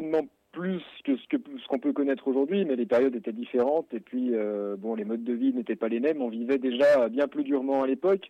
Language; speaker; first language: French; native; French